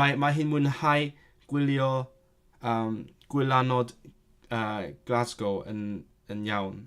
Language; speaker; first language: Welsh; non-native, learner; Cantonese